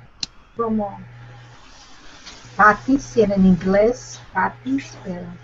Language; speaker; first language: Spanish; non-native, learner; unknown